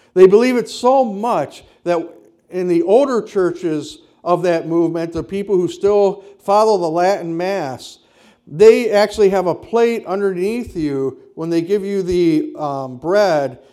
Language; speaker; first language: English; native; English